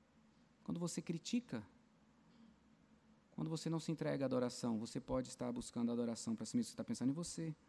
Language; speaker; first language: Portuguese; native; Portuguese